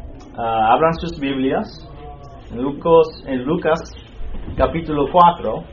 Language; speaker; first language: Spanish; non-native, fluent; English